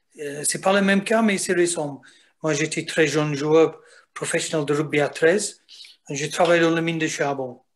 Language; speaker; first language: French; non-native, fluent; English